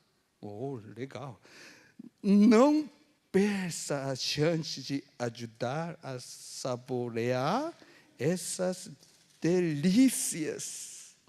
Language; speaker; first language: Portuguese; non-native, fluent; Korean